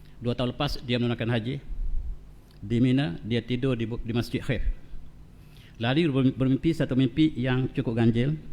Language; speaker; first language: Malay; native; Malay